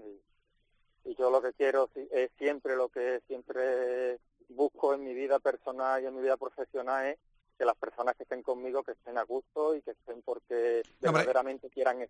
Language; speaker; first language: Spanish; native; Spanish